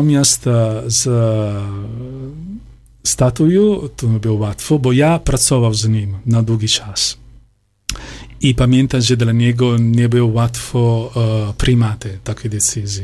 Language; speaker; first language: Polish; non-native, learner; Italian